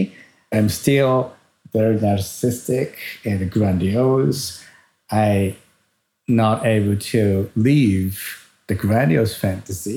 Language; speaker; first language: English; non-native, fluent; Japanese